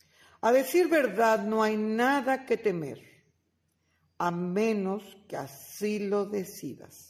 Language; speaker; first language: Spanish; native; Spanish